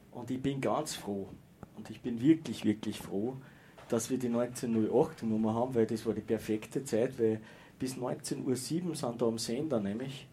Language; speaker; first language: German; native; German